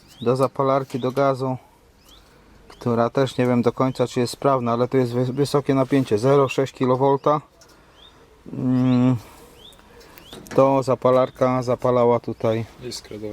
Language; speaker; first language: Polish; native; Polish